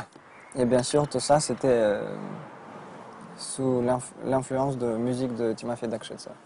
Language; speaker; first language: French; non-native, fluent; Russian